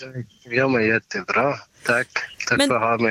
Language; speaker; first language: Swedish; non-native, learner; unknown